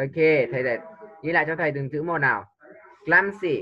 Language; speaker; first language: Vietnamese; native; Vietnamese